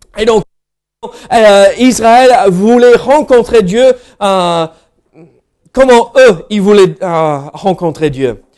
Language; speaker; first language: French; non-native, fluent; English